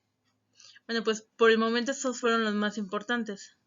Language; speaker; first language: Spanish; native; Spanish